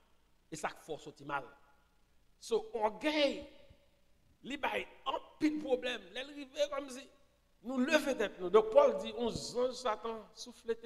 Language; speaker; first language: French; non-native, local second language; Haitian Creole